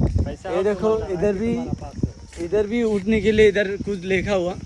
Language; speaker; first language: Hindi; non-native, learner; Bangla